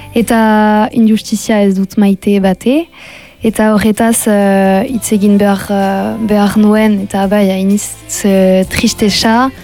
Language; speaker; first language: Basque; non-native, local second language; French